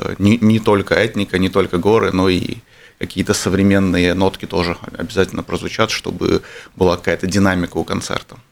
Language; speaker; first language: Russian; non-native, local second language; Armenian